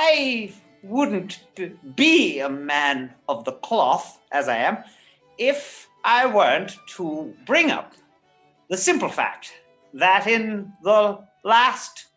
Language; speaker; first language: English; native; English